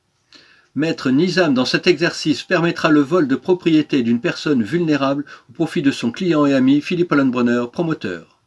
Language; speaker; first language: French; native; French